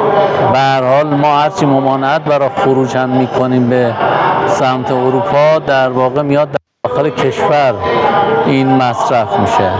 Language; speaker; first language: Persian; native; Persian